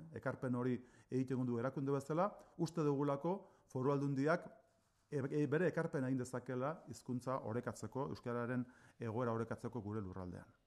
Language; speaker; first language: Basque; native; Basque